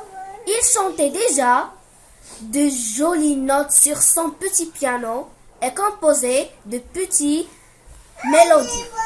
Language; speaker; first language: French; non-native, local second language; Arabic